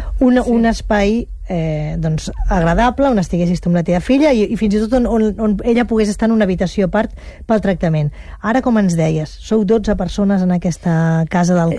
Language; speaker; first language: Catalan; native; Catalan